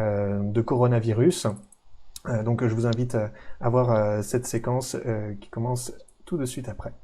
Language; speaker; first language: French; native; French